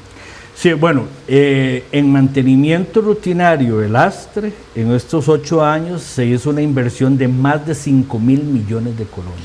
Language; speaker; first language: Spanish; native; Spanish